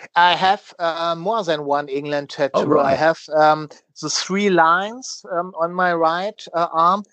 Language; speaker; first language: English; non-native, learner; German